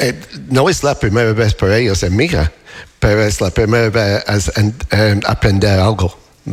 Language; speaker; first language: Spanish; non-native, fluent; English